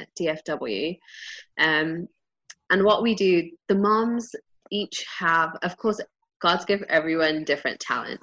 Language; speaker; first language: English; native; English